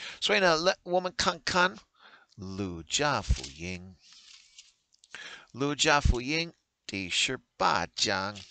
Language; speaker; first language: Chinese; non-native, learner; English